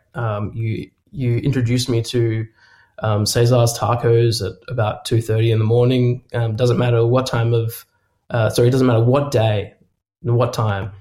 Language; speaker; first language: English; native; English